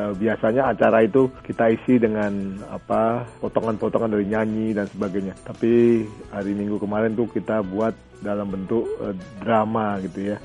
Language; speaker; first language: Indonesian; native; Indonesian